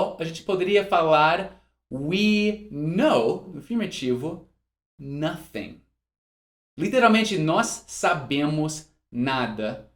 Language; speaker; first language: Portuguese; non-native, fluent; English